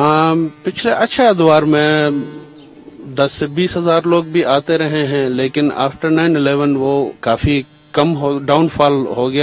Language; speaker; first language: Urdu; non-native, local second language; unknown